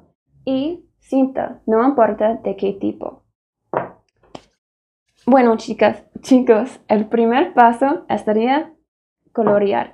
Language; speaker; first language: Spanish; non-native, fluent; English